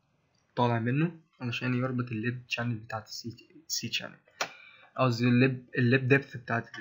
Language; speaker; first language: Arabic; native; Arabic